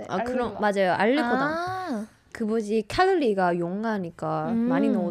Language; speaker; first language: Korean; non-native, fluent; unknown